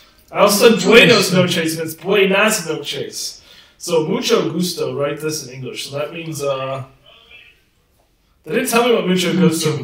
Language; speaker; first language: English; native; English